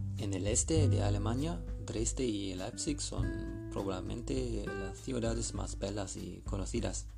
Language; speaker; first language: Spanish; non-native, learner; German